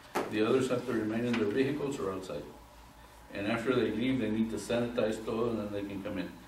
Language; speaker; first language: English; early bilingual, other home language; Spanish